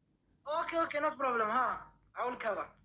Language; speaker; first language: English; non-native, learner; Amharic